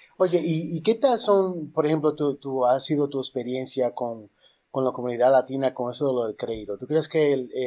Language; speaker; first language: Spanish; native; Spanish